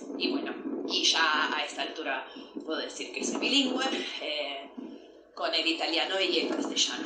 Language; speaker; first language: Spanish; non-native, fluent; Italian